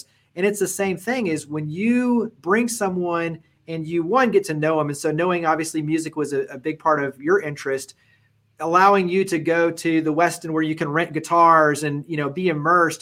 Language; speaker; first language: English; native; English